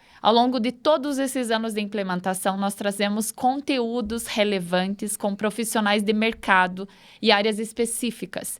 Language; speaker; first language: Portuguese; native; Portuguese